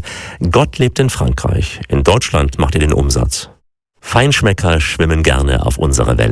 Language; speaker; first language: German; native; German